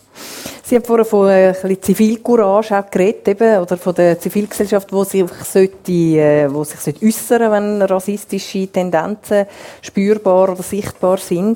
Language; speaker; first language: German; native; German